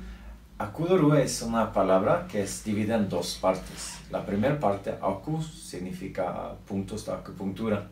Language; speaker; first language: Spanish; non-native, learner; Norwegian